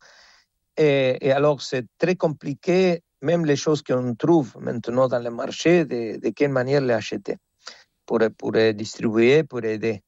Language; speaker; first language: French; non-native, fluent; Spanish